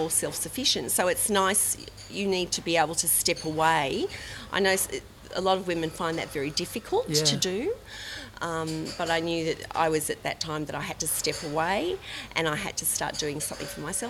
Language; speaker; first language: English; native; English